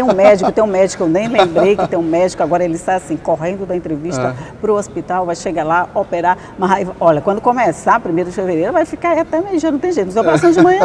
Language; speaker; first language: Portuguese; native; Portuguese